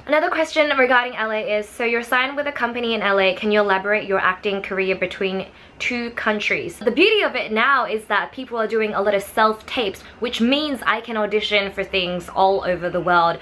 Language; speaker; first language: English; early bilingual, other home language; Chinese